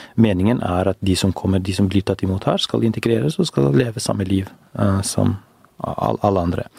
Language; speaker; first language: Norwegian; non-native, fluent; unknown